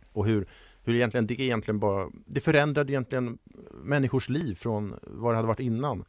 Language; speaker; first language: Swedish; native; Swedish